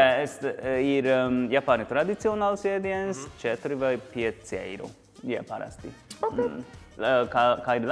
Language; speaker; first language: Latvian; non-native, learner; Japanese